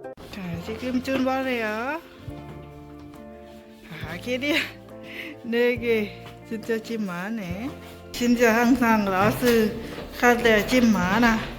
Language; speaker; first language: Korean; non-native, learner; Lao